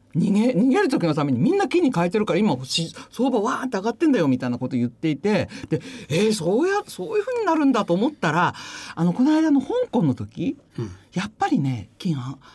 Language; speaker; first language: Japanese; native; Japanese